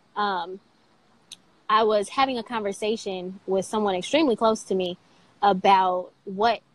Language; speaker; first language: English; native; English